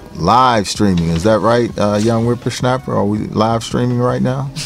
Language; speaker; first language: English; native; English